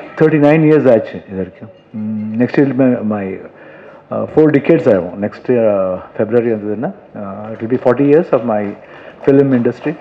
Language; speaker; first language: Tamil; non-native, local second language; Kannada